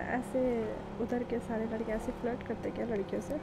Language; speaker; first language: Hindi; native; Hindi